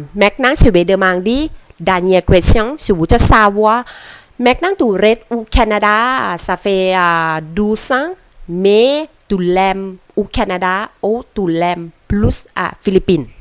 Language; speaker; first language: French; non-native, learner; Thai